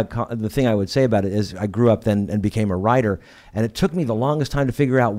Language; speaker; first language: English; native; English